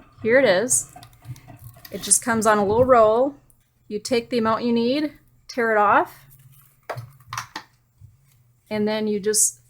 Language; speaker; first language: English; native; English